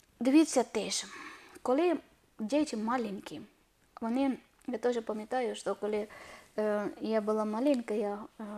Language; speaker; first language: Ukrainian; non-native, learner; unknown